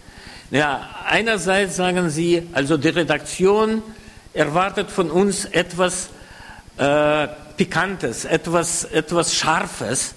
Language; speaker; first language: German; non-native, fluent; Russian